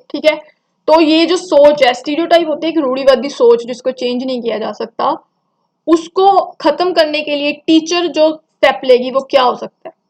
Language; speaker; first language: Hindi; non-native, local second language; Punjabi